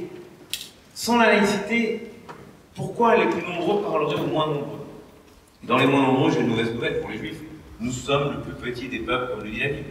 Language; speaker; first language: French; native; French